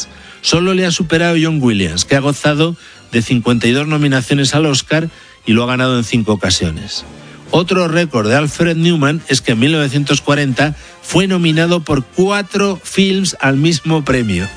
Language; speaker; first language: Spanish; native; Spanish